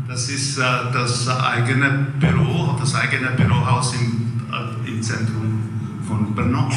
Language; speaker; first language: German; non-native, fluent; Czech